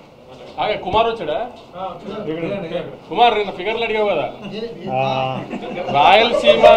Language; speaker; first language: Telugu; native; Telugu